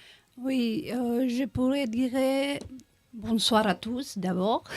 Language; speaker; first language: French; non-native, learner; Romanian